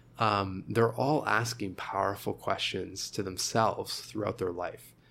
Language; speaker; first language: English; native; English